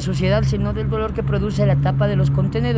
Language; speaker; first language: Spanish; native; Spanish